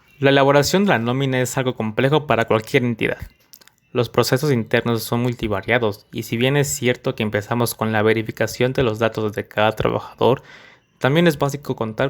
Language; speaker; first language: Spanish; native; Spanish